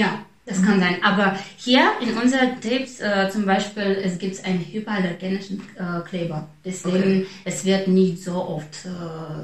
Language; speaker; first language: German; non-native, fluent; Russian